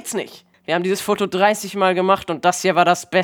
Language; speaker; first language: German; native; German